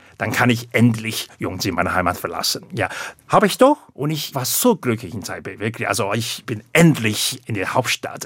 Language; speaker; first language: German; non-native, fluent; Chinese